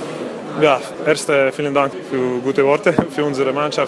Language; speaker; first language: German; non-native, learner; Russian